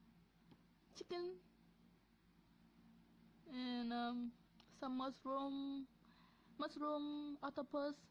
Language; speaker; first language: English; non-native, learner; Vietnamese